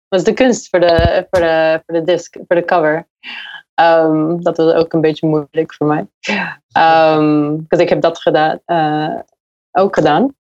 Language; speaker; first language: Dutch; non-native, learner; English